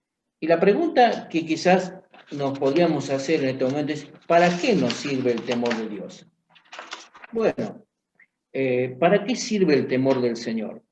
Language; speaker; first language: Spanish; native; Spanish